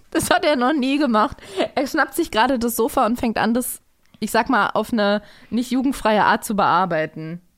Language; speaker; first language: German; native; German